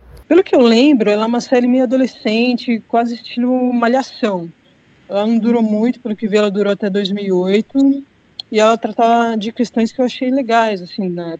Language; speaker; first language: Portuguese; native; Portuguese